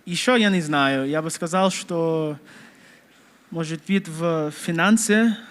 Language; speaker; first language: Russian; non-native, learner; English